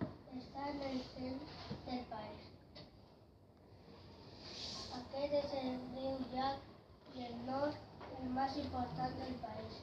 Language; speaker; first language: Spanish; non-native, local second language; Catalan